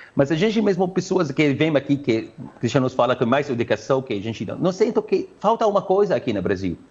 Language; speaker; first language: Portuguese; non-native, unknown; Arabic